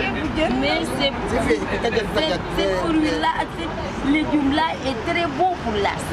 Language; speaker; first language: French; non-native, learner; Wolof